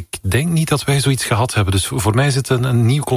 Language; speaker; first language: Dutch; native; Dutch